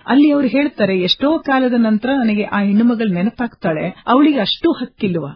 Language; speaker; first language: Kannada; native; Kannada